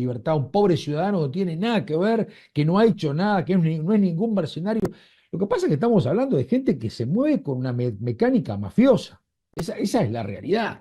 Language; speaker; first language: Spanish; native; Spanish